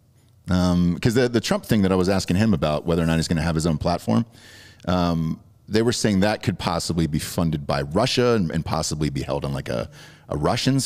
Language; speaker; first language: English; native; English